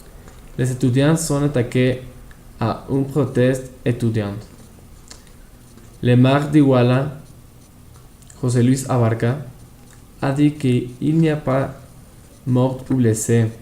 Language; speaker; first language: French; non-native, learner; Spanish